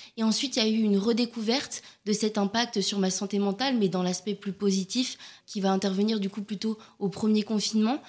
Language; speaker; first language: French; native; French